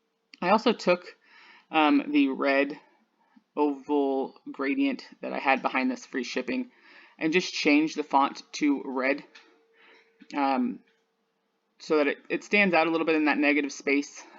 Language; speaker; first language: English; native; English